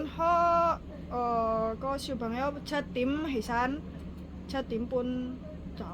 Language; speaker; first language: Cantonese; non-native, learner; Indonesian